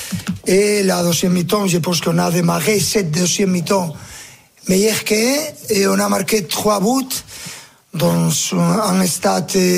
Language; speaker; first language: French; non-native, fluent; Spanish